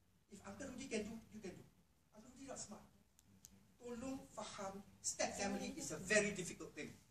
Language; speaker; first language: English; non-native, local second language; Malay